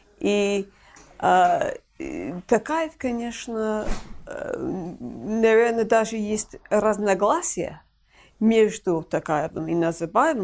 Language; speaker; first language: Russian; non-native, fluent; English